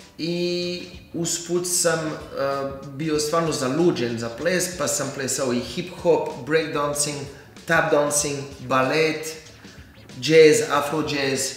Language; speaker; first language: Croatian; non-native, fluent; French